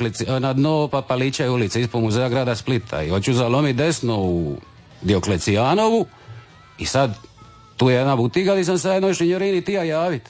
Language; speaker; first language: Serbian; native; Serbian